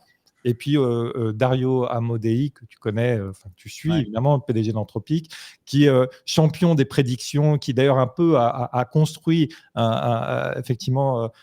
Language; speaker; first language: French; native; French